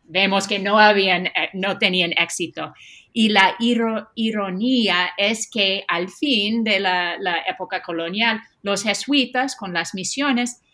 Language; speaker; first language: Spanish; non-native, fluent; English